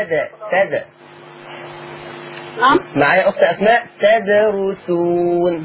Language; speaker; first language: Arabic; native; Arabic